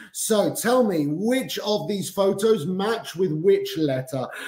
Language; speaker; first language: English; native; English